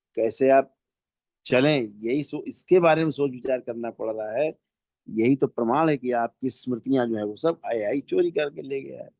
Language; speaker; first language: Hindi; native; Hindi